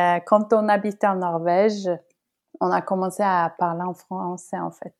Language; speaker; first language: French; non-native, fluent; Norwegian